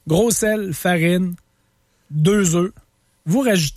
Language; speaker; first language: French; native; French